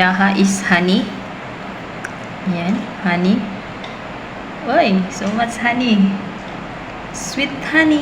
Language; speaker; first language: English; non-native, local second language; Cebuano